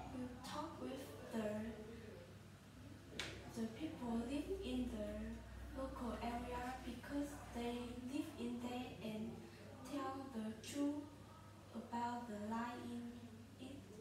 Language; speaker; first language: English; non-native, learner; Vietnamese